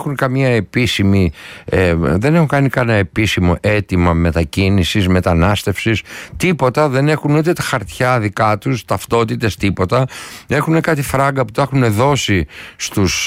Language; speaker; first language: Greek; native; Greek